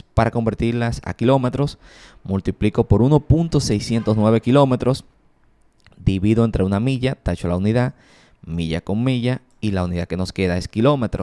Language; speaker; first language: Spanish; native; Spanish